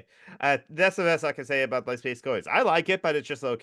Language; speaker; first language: English; native; English